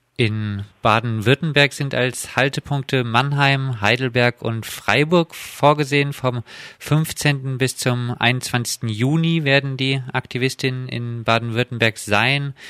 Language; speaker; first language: German; native; German